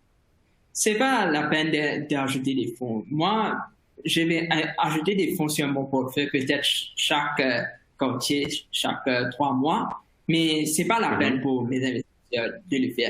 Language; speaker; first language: French; non-native, fluent; Morisyen